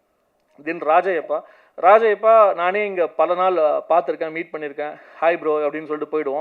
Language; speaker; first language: Tamil; native; Tamil